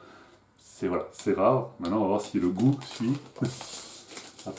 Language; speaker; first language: French; native; French